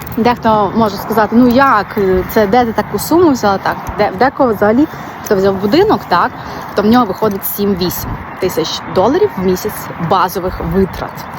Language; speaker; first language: Ukrainian; non-native, local second language; Russian